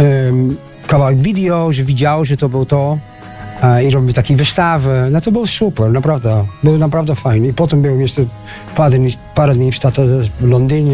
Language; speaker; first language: Polish; non-native, learner; Dutch